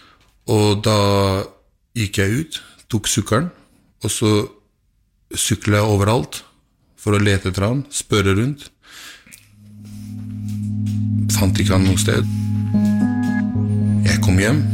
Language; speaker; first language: Norwegian; early bilingual, other home language; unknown